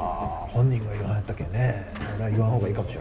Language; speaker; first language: Japanese; native; Japanese